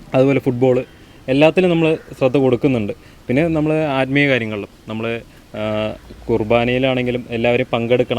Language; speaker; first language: Malayalam; native; Malayalam